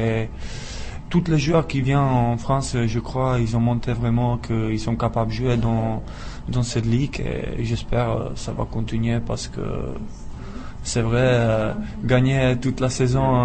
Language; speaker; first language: French; non-native, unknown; Czech